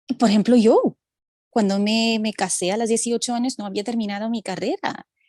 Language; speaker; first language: Spanish; non-native, fluent; Hindi